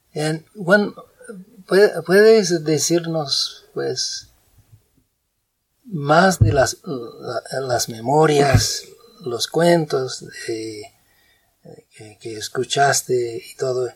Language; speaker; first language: Spanish; non-native, fluent; English